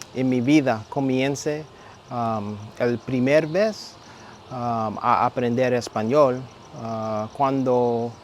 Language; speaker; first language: Spanish; non-native, learner; English